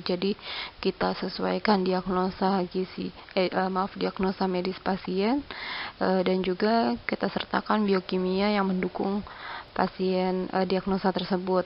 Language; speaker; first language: Indonesian; native; Indonesian